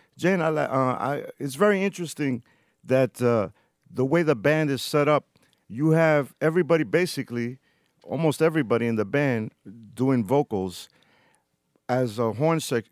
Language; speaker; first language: English; early bilingual, other home language; Spanish